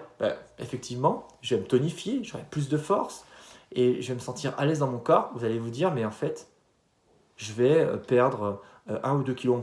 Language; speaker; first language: French; native; French